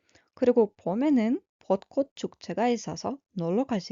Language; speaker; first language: Korean; non-native, fluent; Russian